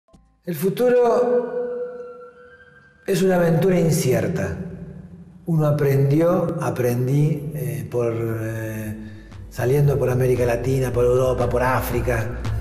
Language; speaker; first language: Spanish; native; Spanish